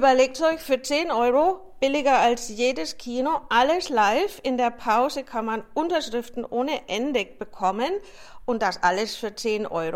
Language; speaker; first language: German; native; German